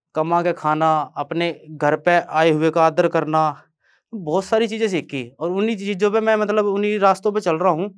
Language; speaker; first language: Hindi; native; Hindi